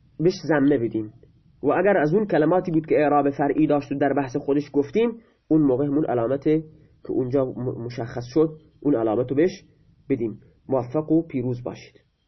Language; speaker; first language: Persian; non-native, local second language; Baluchi